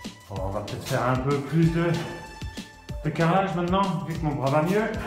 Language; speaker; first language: French; native; French